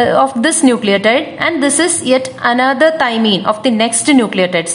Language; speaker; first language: English; non-native, local second language; Malayalam